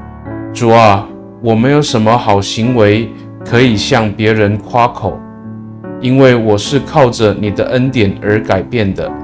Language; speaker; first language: Chinese; non-native, local second language; Amis